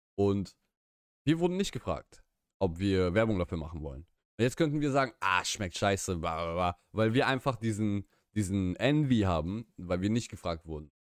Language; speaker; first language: German; early bilingual, other home language; Russian